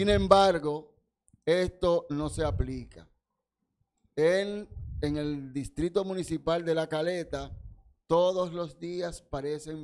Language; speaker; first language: Spanish; native; Spanish